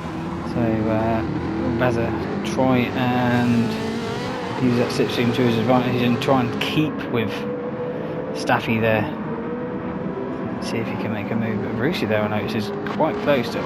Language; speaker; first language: English; native; English